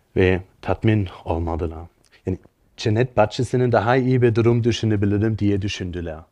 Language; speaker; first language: Turkish; non-native, fluent; German